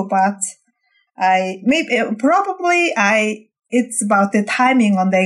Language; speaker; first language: English; non-native, fluent; Mongolian